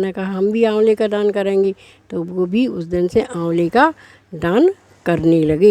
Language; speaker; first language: Hindi; native; Hindi